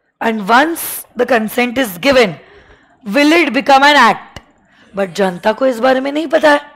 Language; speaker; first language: Hindi; native; Hindi